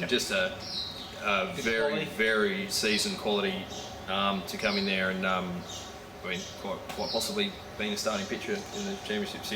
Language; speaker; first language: English; native; English